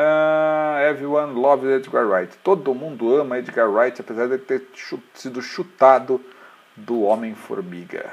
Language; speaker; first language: Portuguese; native; Portuguese